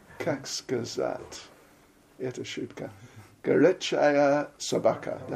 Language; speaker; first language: Russian; non-native, learner; English